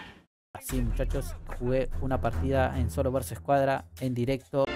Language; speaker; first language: Spanish; native; Spanish